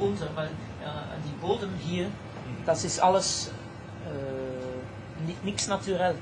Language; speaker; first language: German; non-native, learner; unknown